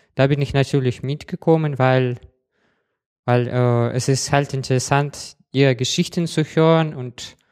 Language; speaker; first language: German; non-native, fluent; Russian